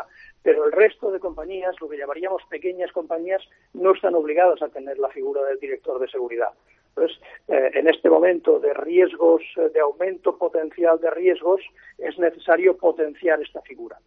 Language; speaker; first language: Spanish; native; Spanish